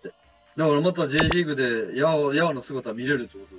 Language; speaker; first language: Japanese; native; Japanese